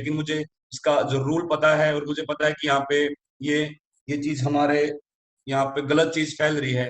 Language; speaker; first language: Hindi; native; Hindi